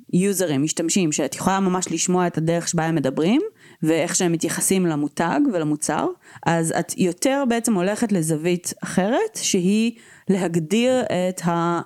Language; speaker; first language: Hebrew; native; Hebrew